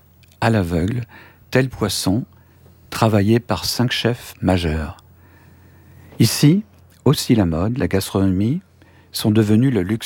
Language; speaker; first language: French; native; French